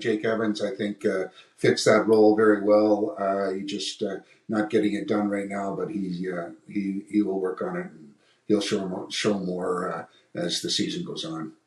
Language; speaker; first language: English; native; English